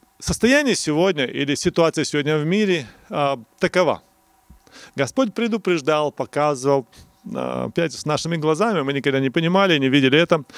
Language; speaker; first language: Russian; non-native, local second language; Romanian